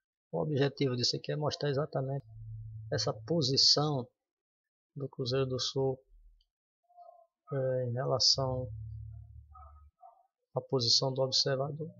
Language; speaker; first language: Portuguese; native; Portuguese